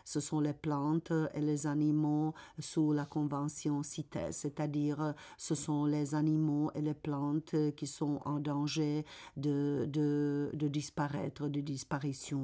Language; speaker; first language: French; non-native, fluent; Czech